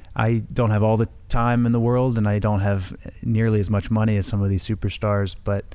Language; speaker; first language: English; native; English